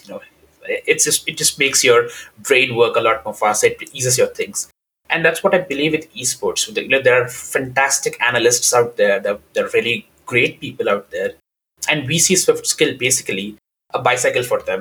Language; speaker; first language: English; non-native, local second language; Hindi